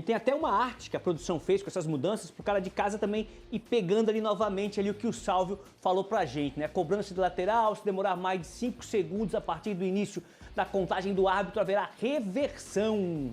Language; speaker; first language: Portuguese; native; Portuguese